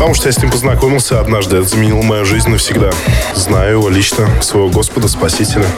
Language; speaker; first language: Russian; native; Russian